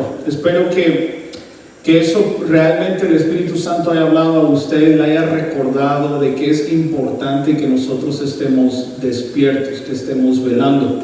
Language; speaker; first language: Spanish; early bilingual, heritage; Spanish